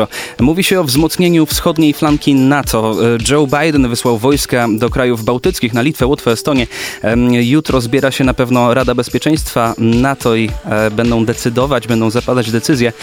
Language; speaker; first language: Polish; native; Polish